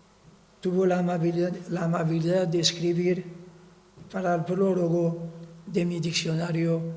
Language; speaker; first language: Spanish; non-native, fluent; Arabic